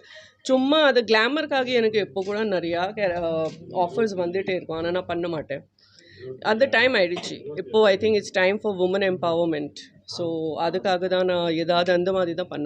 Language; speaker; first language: Tamil; non-native, fluent; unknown